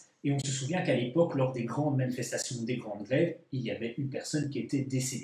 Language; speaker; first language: French; native; French